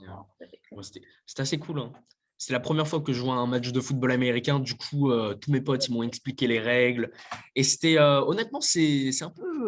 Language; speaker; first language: French; native; French